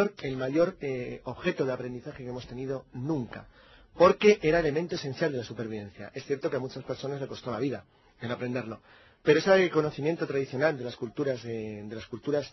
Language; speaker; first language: Spanish; native; Spanish